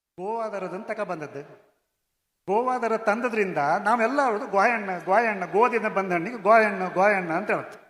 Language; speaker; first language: Kannada; non-native, local second language; Konkani